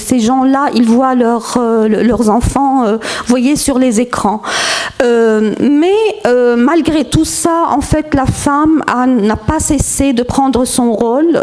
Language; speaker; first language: French; non-native, fluent; Arabic